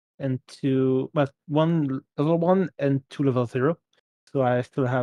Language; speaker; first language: English; non-native, fluent; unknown